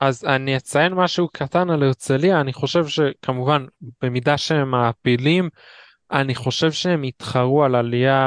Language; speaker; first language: Hebrew; native; Hebrew